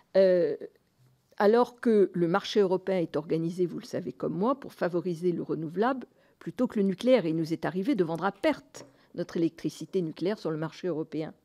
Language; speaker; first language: French; native; French